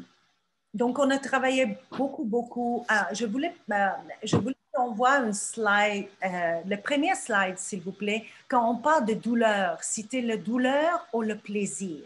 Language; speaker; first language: French; non-native, fluent; Turkish